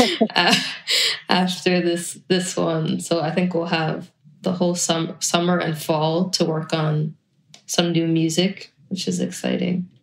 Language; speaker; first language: English; native; English